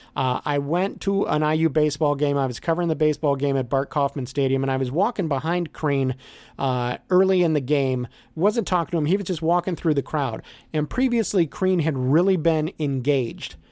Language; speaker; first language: English; native; English